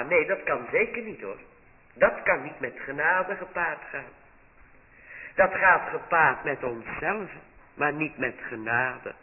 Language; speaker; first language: Dutch; native; Dutch